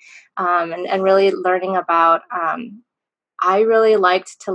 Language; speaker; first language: English; native; English